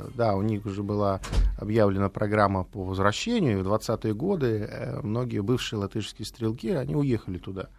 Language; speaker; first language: Russian; native; Russian